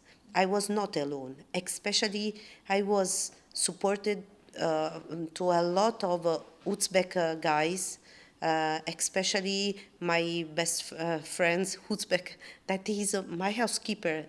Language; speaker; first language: English; non-native, learner; Italian